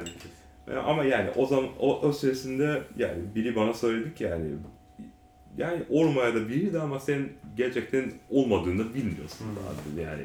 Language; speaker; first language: Turkish; non-native, learner; Japanese